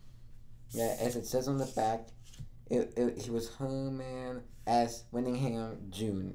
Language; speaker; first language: English; native; English